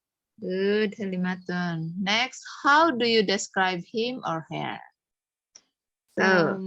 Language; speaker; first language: English; non-native, fluent; Indonesian